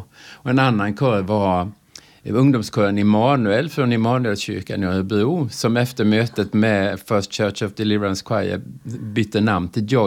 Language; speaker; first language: Swedish; native; Swedish